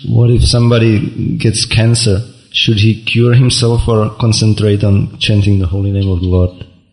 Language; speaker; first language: English; non-native, fluent; Czech